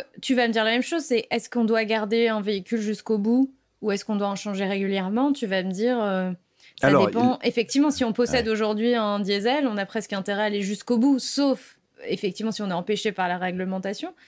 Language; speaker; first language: French; native; French